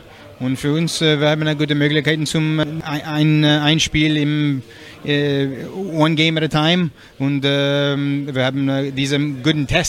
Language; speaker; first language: German; non-native, learner; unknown